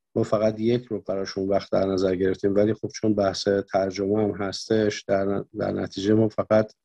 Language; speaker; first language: Persian; native; Persian